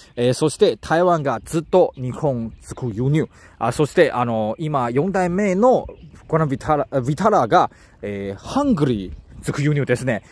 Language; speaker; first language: Japanese; non-native, learner; Chinese